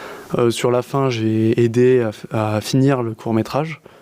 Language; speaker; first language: French; native; French